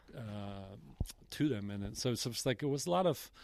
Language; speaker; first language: English; non-native, fluent; Polish